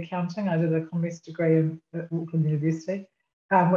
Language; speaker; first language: English; native; English